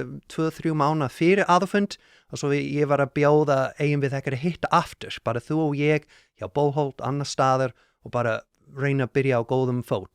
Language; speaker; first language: Icelandic; non-native, learner; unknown